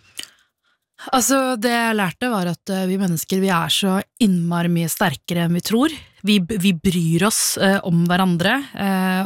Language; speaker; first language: Norwegian; early bilingual, other home language; Tamil